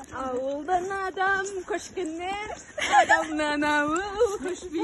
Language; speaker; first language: Turkish; non-native, learner; Kazakh